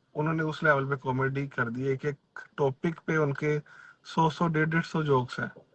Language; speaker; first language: Hindi; non-native, local second language; Punjabi